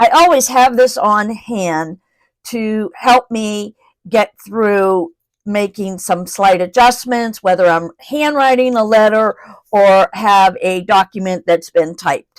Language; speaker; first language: English; native; English